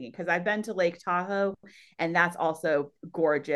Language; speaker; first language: English; native; English